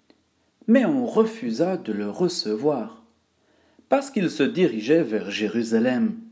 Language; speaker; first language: French; native; French